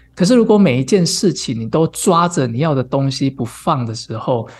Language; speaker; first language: Chinese; native; Chinese